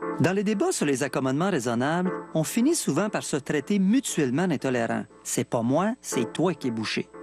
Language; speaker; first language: French; native; French